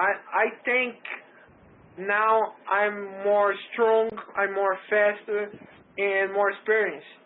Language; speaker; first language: English; non-native, learner; Portuguese